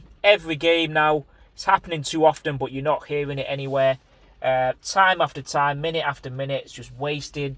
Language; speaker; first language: English; native; English